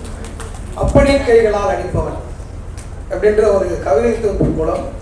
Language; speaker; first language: Tamil; native; Tamil